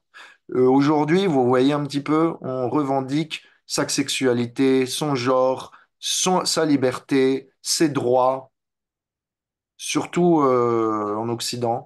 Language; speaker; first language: French; native; French